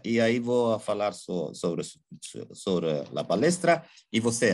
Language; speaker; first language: Portuguese; non-native, learner; Spanish